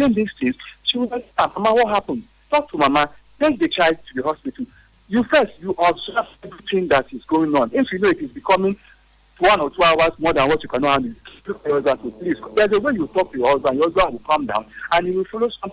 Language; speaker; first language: English; non-native, local second language; Yoruba